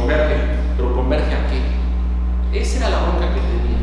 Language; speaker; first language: Spanish; native; Spanish